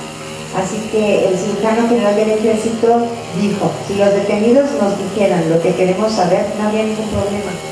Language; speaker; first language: Spanish; native; Spanish